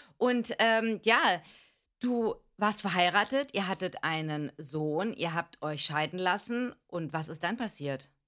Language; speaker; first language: German; early bilingual, other home language; Greek